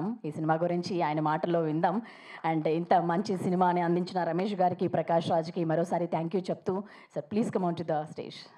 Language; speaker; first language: Telugu; native; Telugu